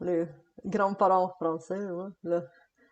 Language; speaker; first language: French; non-native, fluent; Bulgarian